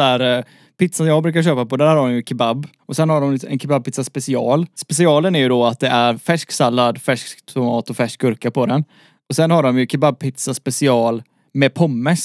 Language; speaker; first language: Swedish; native; Swedish